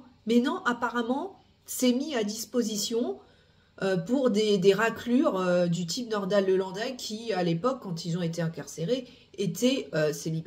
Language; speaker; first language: French; native; French